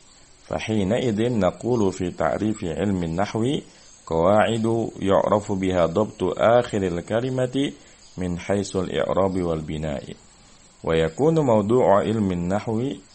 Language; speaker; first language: Arabic; non-native, fluent; Indonesian